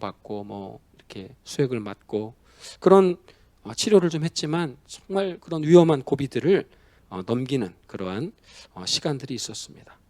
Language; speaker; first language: Korean; native; Korean